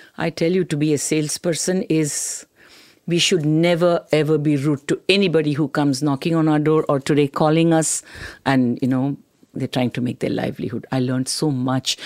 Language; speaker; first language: English; non-native, local second language; Tamil